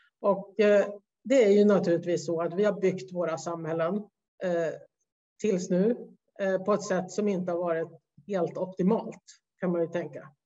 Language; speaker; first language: Swedish; native; Swedish